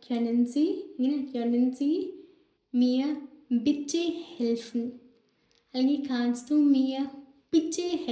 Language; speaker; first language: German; non-native, learner; Malayalam